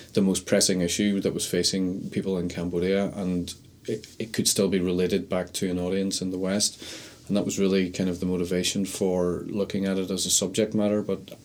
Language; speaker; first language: English; native; English